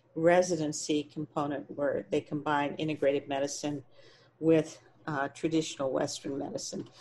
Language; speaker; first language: English; native; English